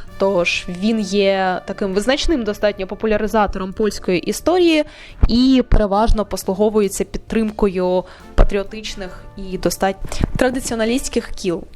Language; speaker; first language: Ukrainian; native; Ukrainian